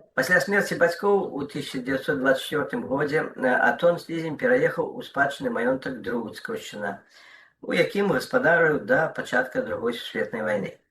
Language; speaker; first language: Belarusian; non-native, local second language; Russian